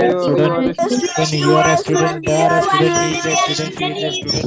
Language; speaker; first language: English; non-native, learner; Bangla